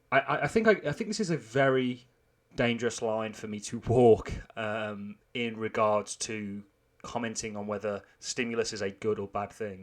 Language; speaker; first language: English; native; English